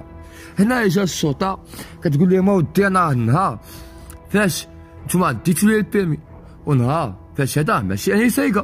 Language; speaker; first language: Arabic; native; Arabic